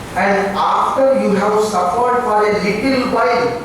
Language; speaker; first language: English; non-native, local second language; Telugu